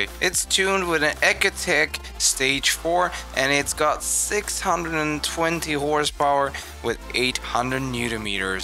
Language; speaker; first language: English; non-native, fluent; Swedish